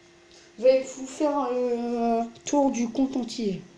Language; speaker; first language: French; native; French